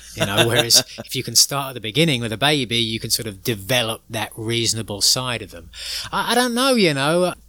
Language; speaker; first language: English; native; English